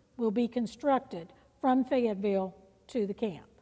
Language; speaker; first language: English; native; English